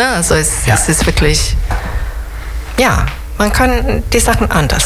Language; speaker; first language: German; non-native, fluent; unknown